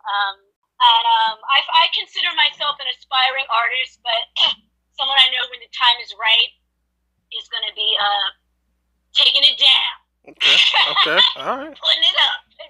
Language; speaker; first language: English; native; English